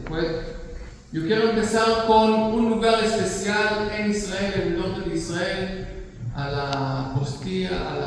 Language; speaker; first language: Spanish; non-native, fluent; Hebrew